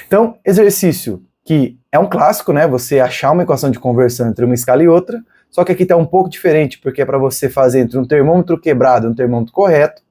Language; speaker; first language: Portuguese; native; Portuguese